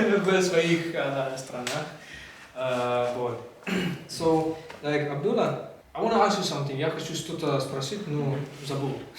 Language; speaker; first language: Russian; non-native, learner; Malay